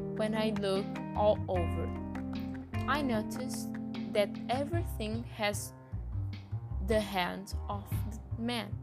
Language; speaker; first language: English; non-native, fluent; Portuguese